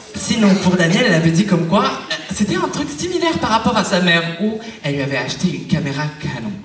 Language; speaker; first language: French; native; French